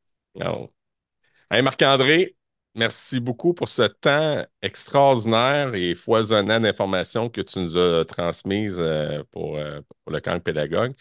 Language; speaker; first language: French; native; French